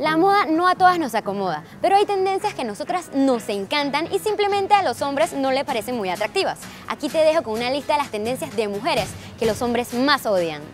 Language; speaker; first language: Spanish; native; Spanish